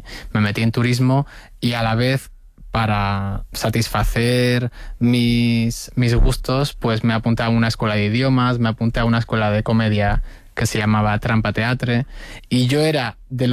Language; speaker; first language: Spanish; native; Spanish